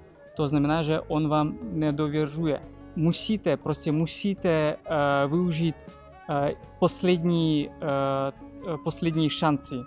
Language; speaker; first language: Czech; non-native, fluent; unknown